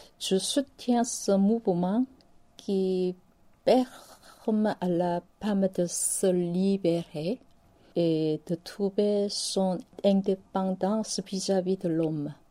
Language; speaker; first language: French; non-native, fluent; Korean